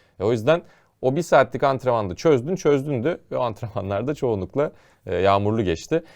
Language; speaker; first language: Turkish; native; Turkish